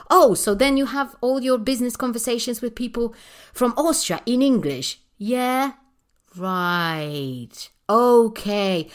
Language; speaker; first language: English; non-native, fluent; Polish